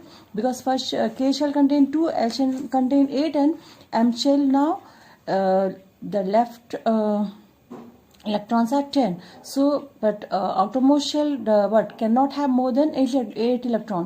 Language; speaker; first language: English; non-native, local second language; Hindi